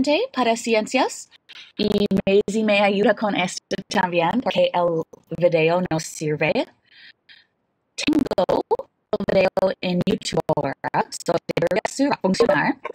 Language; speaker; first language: Spanish; non-native, fluent; English